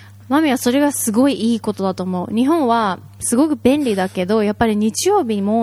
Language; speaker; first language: Japanese; native; Japanese